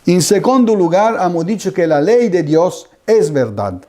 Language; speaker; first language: Spanish; non-native, fluent; Italian